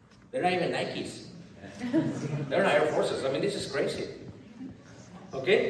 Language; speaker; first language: English; non-native, fluent; Spanish